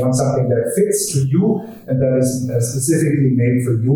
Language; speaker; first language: English; non-native, fluent; German